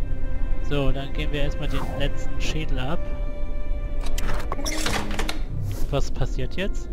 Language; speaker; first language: German; native; German